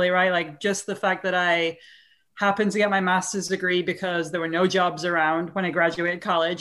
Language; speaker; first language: English; native; English